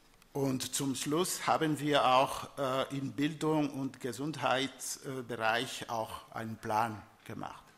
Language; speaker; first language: German; non-native, learner; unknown